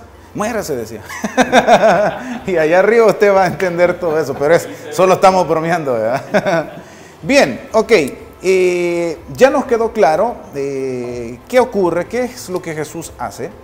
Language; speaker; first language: Spanish; native; Spanish